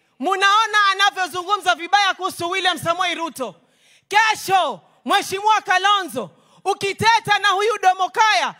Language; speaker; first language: Swahili; native; Swahili